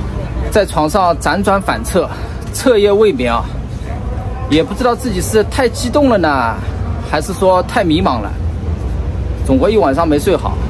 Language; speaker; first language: Chinese; non-native, local second language; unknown